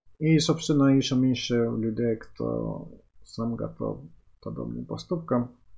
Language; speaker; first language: Russian; non-native, fluent; Finnish